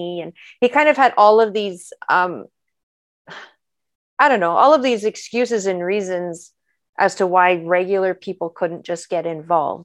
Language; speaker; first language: English; native; English